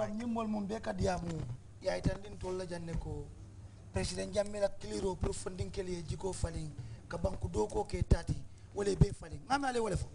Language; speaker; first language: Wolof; non-native, local second language; Fula